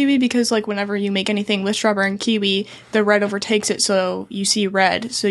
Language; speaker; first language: English; native; English